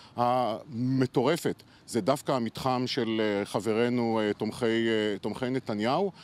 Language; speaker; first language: Hebrew; native; Hebrew